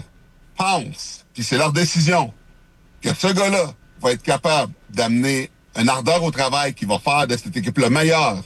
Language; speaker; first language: French; native; French